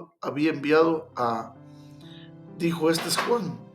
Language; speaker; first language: Spanish; native; Spanish